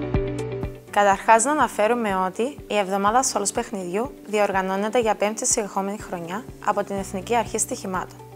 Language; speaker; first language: Greek; native; Greek